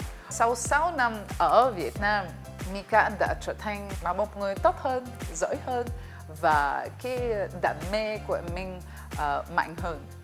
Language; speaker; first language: Vietnamese; non-native, fluent; Russian